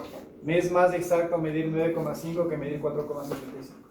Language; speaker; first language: Spanish; native; Spanish